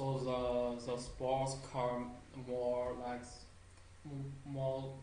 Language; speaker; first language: English; non-native, learner; Chinese